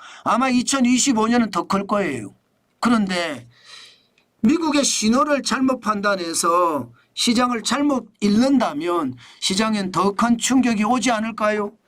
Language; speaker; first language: Korean; native; Korean